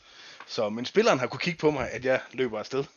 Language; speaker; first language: Danish; native; Danish